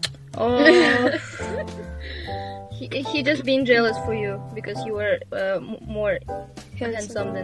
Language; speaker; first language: English; non-native, learner; Russian